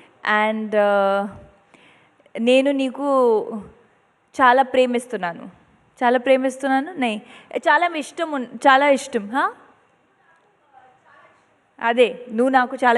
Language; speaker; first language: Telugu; non-native, learner; Punjabi